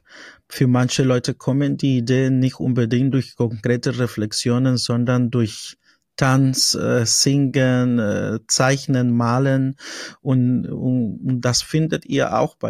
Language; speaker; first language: German; non-native, fluent; Spanish